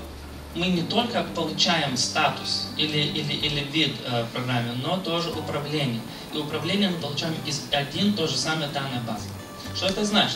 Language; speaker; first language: Russian; non-native, fluent; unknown